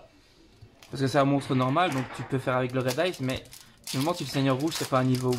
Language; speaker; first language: French; native; French